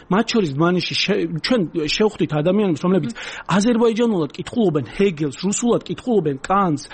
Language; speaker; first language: Georgian; non-native, local second language; Azerbaijani